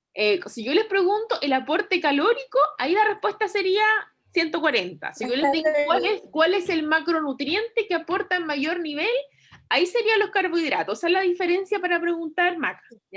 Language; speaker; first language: Spanish; native; Spanish